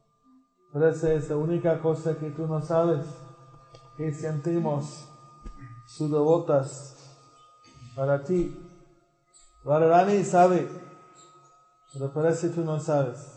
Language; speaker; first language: Spanish; non-native, fluent; English